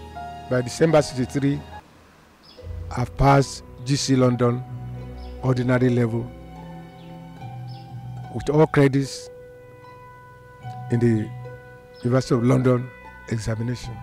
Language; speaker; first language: English; non-native, local second language; Yoruba